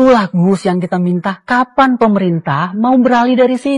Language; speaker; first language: Indonesian; native; Indonesian